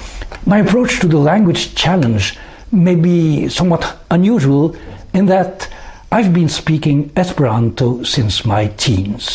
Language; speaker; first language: English; non-native, fluent; French